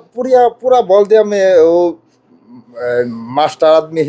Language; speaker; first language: Hindi; non-native, learner; Bangla